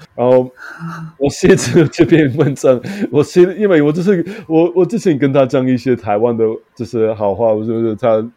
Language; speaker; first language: Chinese; non-native, fluent; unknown